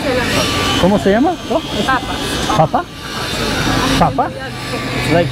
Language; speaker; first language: Spanish; non-native, learner; Polish